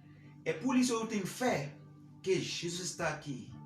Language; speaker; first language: Portuguese; non-native, learner; Haitian Creole